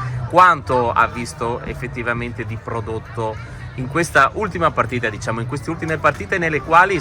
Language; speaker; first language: Italian; native; Italian